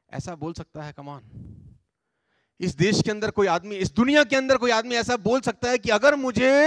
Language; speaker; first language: Hindi; native; Hindi